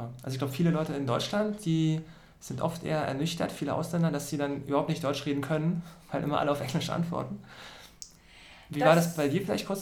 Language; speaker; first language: German; native; German